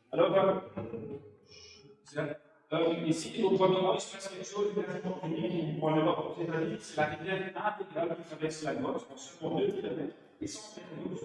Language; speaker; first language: French; non-native, local second language; Dutch